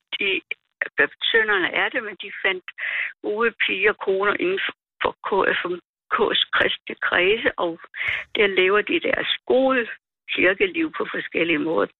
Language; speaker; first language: Danish; native; Danish